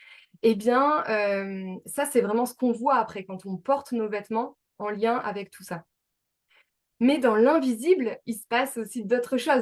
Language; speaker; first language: French; native; French